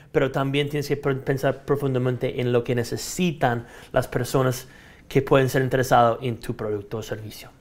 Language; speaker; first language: Spanish; non-native, fluent; English